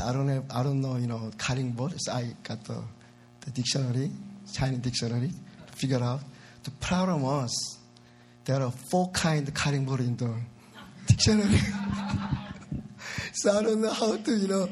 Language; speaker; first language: English; non-native, learner; Korean